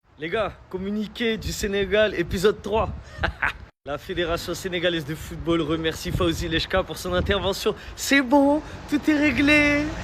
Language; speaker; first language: French; early bilingual, other home language; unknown